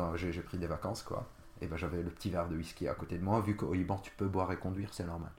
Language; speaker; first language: French; non-native, local second language; Arabic